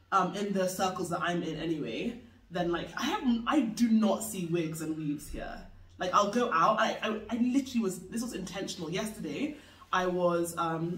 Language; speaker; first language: English; native; English